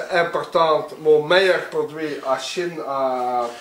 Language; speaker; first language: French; non-native, local second language; Dutch